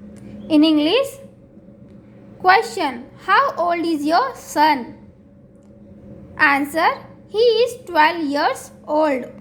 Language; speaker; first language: English; non-native, local second language; Hindi